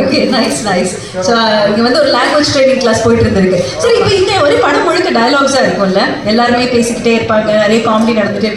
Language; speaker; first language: Tamil; native; Tamil